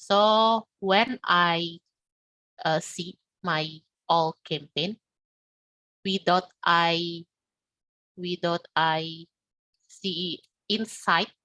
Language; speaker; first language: English; non-native, learner; Indonesian